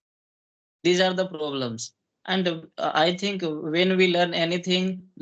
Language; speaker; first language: English; non-native, local second language; Hindi